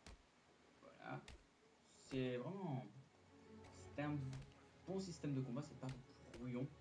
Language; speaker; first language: French; native; French